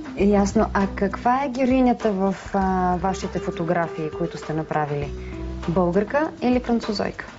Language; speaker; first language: Bulgarian; native; Bulgarian